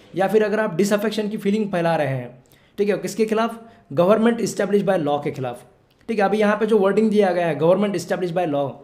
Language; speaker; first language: Hindi; non-native, local second language; Marathi